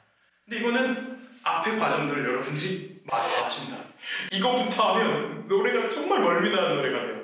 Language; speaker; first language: Korean; native; Korean